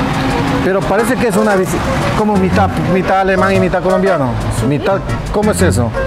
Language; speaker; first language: Spanish; native; Spanish